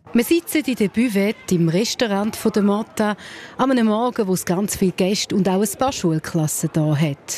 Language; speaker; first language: German; native; German